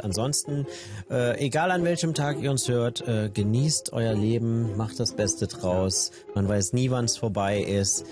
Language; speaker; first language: German; native; German